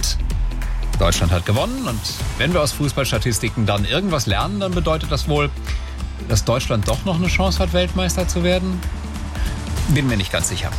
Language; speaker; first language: German; native; German